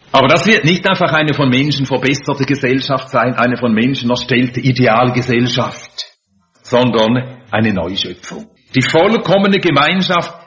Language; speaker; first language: German; native; German